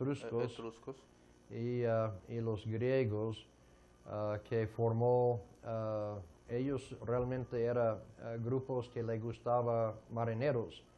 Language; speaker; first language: Spanish; non-native, fluent; English